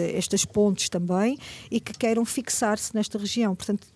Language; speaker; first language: Portuguese; native; Portuguese